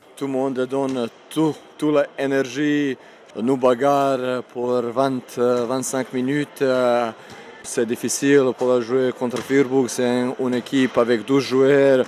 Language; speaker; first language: French; non-native, learner; Serbian